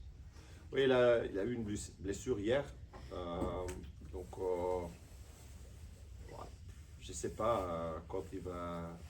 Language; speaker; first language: French; non-native, local second language; Dutch